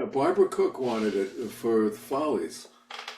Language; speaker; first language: English; native; English